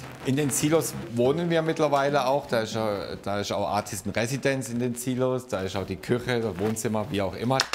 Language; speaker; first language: German; native; German